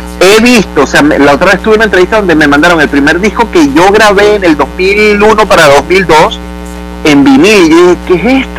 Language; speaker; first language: Spanish; native; Spanish